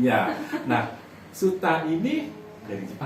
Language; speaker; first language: Indonesian; native; Indonesian